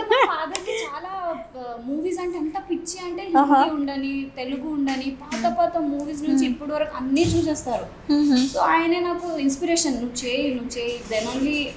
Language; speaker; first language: Telugu; non-native, local second language; Marathi